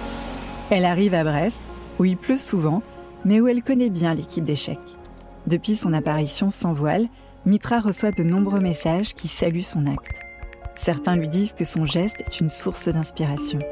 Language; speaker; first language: French; native; French